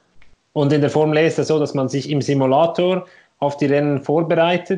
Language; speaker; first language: German; native; German